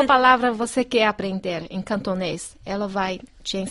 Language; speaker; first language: Portuguese; non-native, fluent; Chinese